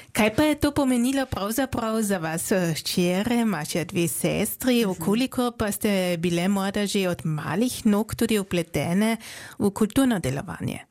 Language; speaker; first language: Slovenian; native; Slovenian